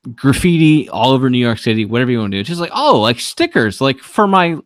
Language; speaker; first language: English; native; English